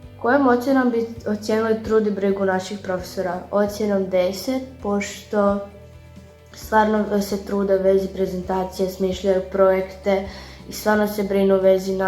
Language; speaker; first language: Croatian; native; Croatian